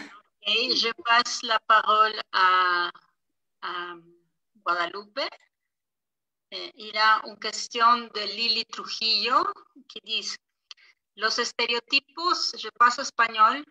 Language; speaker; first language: French; non-native, fluent; Spanish